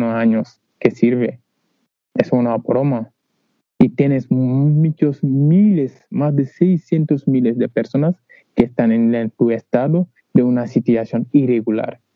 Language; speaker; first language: Spanish; non-native, fluent; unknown